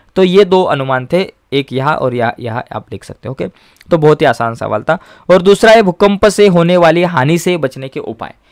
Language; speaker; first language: Hindi; non-native, local second language; Marathi